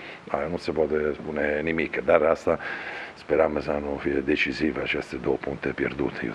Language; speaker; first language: Romanian; non-native, fluent; Italian